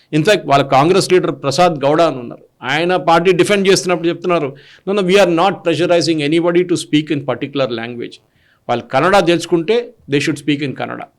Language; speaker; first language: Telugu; native; Telugu